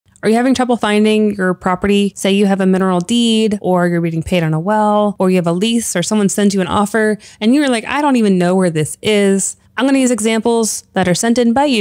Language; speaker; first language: English; native; English